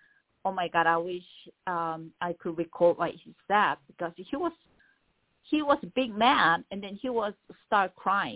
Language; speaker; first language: English; non-native, fluent; Korean